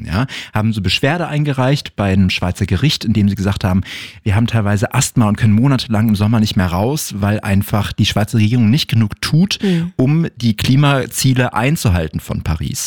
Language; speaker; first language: German; native; German